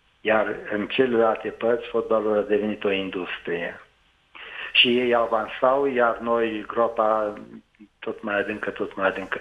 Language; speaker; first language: Romanian; non-native, local second language; Hungarian